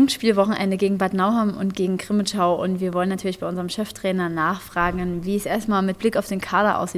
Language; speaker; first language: German; native; German